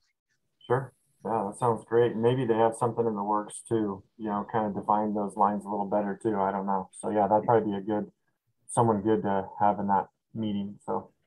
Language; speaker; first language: English; native; English